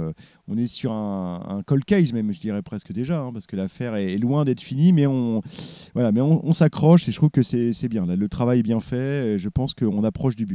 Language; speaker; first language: French; native; French